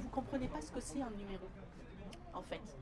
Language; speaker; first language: French; native; French